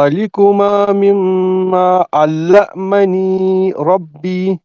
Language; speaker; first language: Arabic; non-native, learner; Urdu